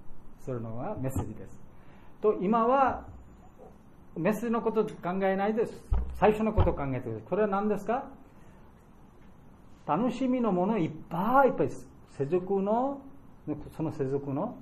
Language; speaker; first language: Japanese; non-native, learner; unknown